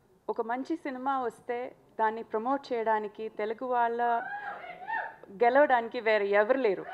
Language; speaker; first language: Telugu; non-native, local second language; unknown